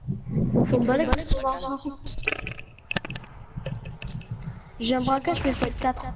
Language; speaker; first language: French; native; French